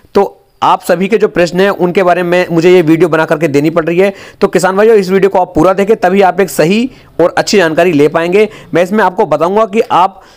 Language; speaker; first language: Hindi; native; Hindi